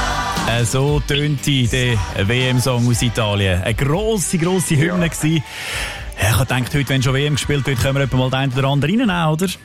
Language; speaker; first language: German; native; German